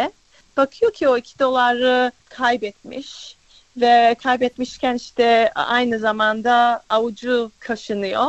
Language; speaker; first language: Turkish; early bilingual, other home language; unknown